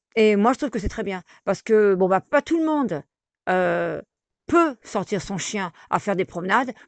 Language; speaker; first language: French; native; French